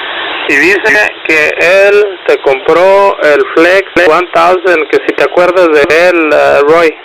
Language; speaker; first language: Spanish; native; Spanish